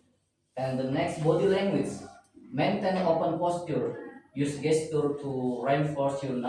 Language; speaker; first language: English; non-native, learner; Indonesian